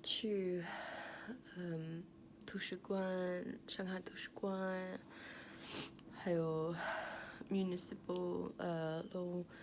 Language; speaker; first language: Chinese; non-native, learner; English